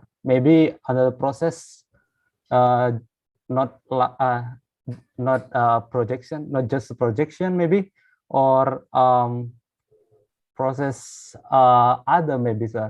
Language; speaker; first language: English; non-native, learner; Indonesian